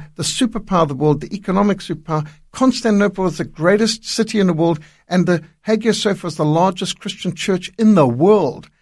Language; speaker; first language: English; native; English